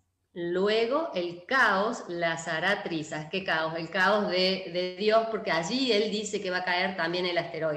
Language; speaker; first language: Spanish; native; Spanish